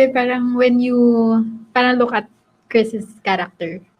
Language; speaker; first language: Filipino; native; Filipino